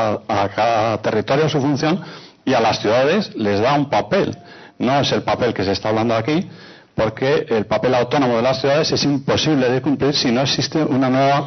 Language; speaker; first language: Spanish; native; Spanish